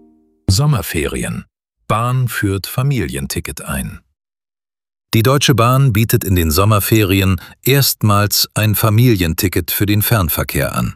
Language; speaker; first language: German; native; German